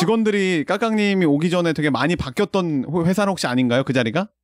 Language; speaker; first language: Korean; native; Korean